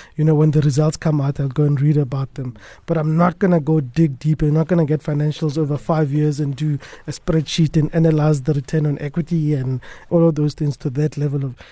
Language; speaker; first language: English; non-native, local second language; Tswana